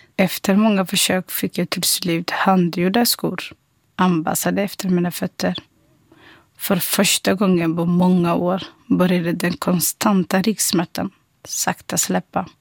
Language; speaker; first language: Swedish; non-native, fluent; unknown